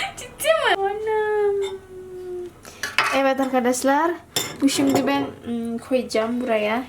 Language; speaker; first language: Turkish; non-native, learner; Indonesian